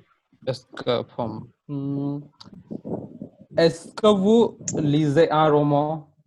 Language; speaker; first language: French; non-native, learner; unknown